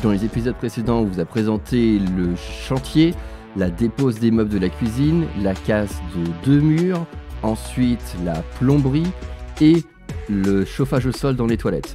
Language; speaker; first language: French; native; French